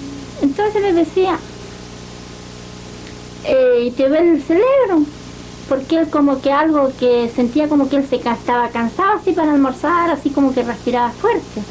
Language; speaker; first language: Spanish; native; Spanish